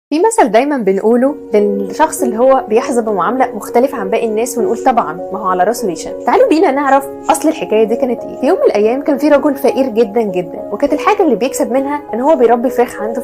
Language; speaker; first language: Arabic; native; Arabic